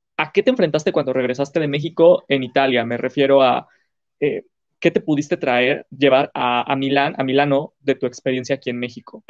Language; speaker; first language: Spanish; native; Spanish